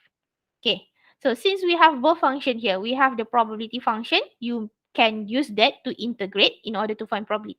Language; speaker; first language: English; non-native, local second language; Malay